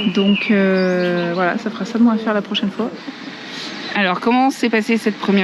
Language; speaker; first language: French; native; French